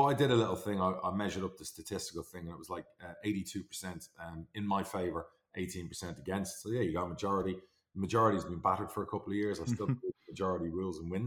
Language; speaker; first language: English; native; English